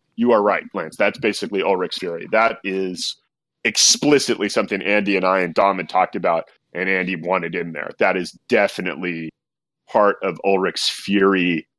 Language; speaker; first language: English; native; English